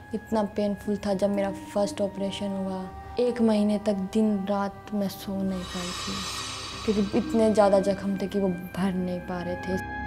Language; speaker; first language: Hindi; native; Hindi